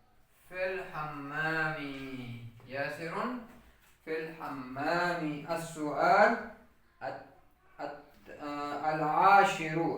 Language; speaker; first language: Arabic; non-native, fluent; Urdu